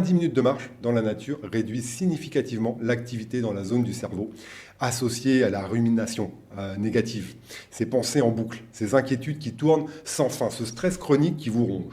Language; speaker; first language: French; native; French